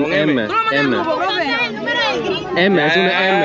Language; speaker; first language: Spanish; non-native, learner; Swiss German